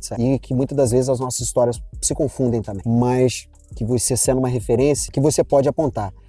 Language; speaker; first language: Portuguese; native; Portuguese